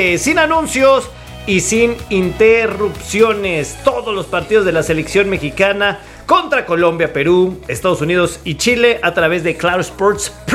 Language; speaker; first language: Spanish; native; Spanish